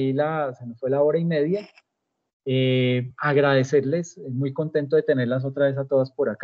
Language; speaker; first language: Spanish; native; Spanish